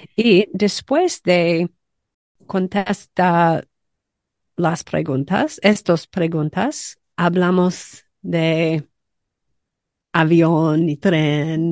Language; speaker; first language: Spanish; non-native, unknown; English